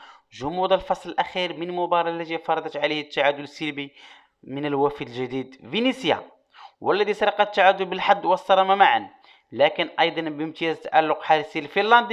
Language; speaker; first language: Arabic; native; Arabic